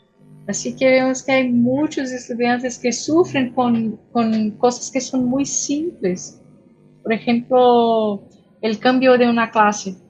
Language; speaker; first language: Spanish; non-native, fluent; Portuguese